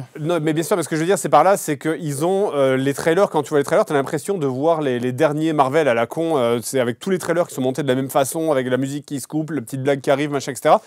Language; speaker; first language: French; native; French